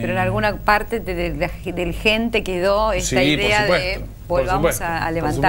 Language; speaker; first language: Spanish; native; Spanish